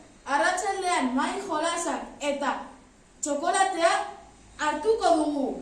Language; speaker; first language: Basque; non-native, learner; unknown